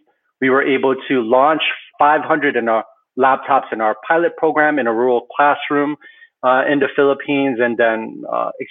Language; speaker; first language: English; early bilingual, other home language; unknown